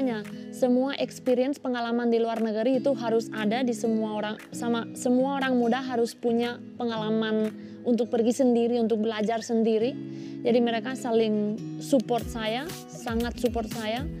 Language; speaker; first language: Indonesian; non-native, fluent; Spanish